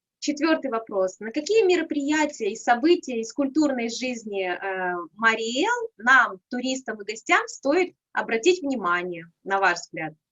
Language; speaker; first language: Russian; native; Russian